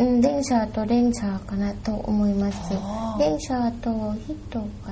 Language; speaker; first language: Japanese; non-native, learner; Thai